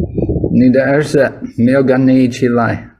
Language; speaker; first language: Chinese; non-native, fluent; English